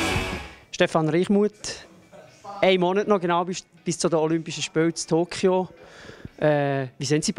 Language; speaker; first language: German; native; German